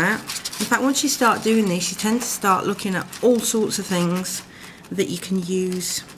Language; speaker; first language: English; native; English